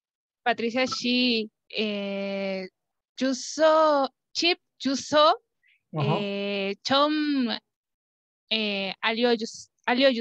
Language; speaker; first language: Korean; non-native, learner; Spanish